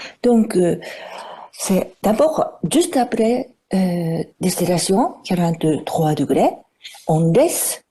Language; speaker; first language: French; non-native, fluent; Japanese